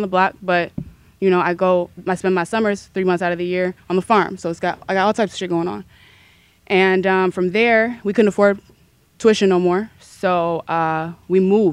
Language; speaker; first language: English; native; English